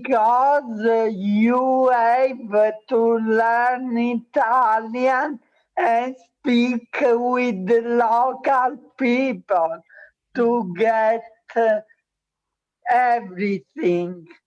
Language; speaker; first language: English; non-native, learner; Italian